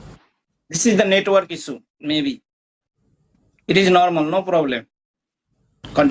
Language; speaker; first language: English; non-native, learner; Maithili